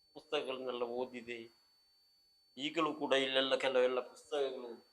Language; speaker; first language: Kannada; non-native, local second language; Marathi